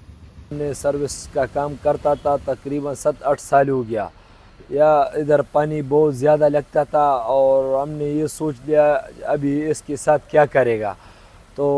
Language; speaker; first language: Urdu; non-native, local second language; Pashto